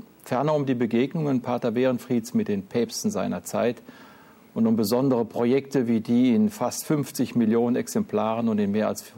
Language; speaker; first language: German; native; German